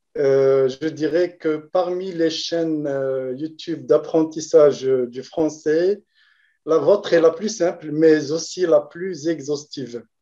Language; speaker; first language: French; non-native, local second language; Arabic